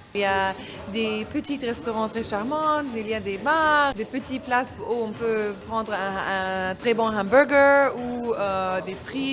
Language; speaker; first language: French; non-native, fluent; Arabic